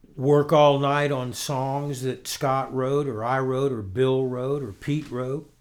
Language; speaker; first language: English; native; English